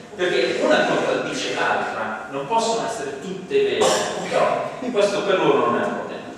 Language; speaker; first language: Italian; native; Italian